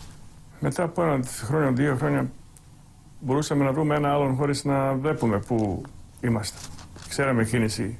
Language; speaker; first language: Greek; non-native, fluent; Croatian